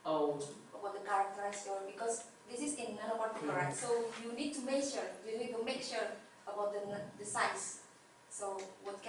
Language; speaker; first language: English; non-native, learner; Indonesian